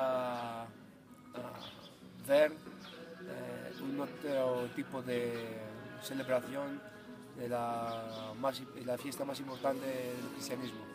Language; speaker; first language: Spanish; non-native, learner; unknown